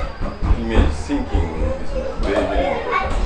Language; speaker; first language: English; non-native, learner; Japanese